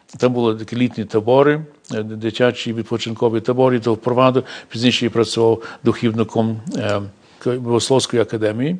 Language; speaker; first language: Ukrainian; early bilingual, heritage; Ukrainian